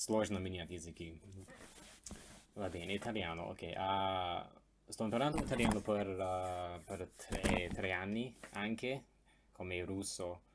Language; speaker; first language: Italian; non-native, learner; English